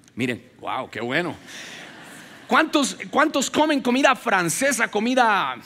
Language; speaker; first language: Spanish; native; Spanish